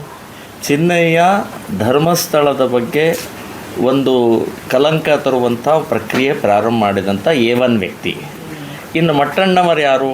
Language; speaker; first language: Kannada; native; Kannada